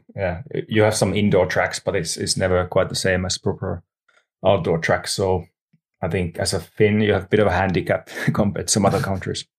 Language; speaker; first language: English; non-native, fluent; Finnish